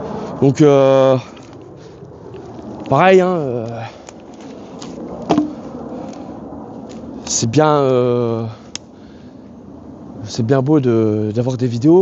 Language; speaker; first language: French; native; French